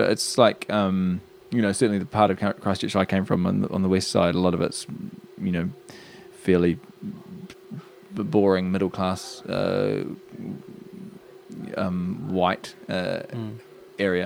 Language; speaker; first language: English; native; English